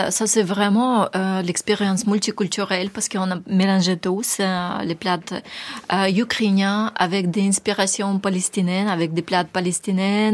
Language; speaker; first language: French; non-native, learner; Ukrainian